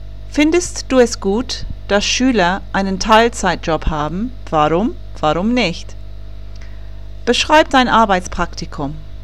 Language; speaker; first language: German; non-native, fluent; English